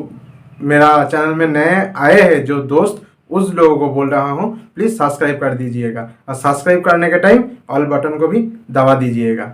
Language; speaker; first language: Hindi; non-native, fluent; Bangla